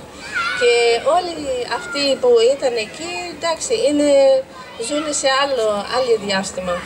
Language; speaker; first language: Greek; non-native, fluent; Arabic